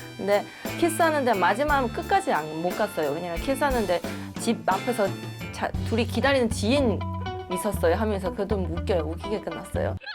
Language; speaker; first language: Korean; non-native, fluent; Chinese